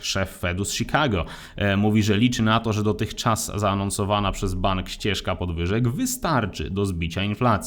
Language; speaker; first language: Polish; native; Polish